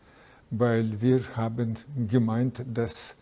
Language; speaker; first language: German; non-native, learner; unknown